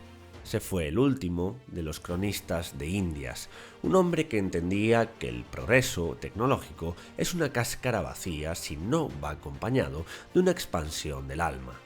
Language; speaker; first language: Spanish; native; Spanish